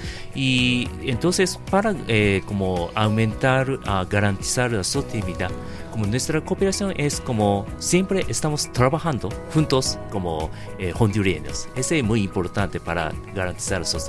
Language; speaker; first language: Spanish; non-native, learner; Japanese